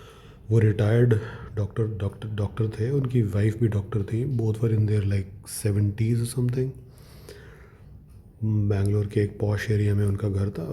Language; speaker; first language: Hindi; native; Hindi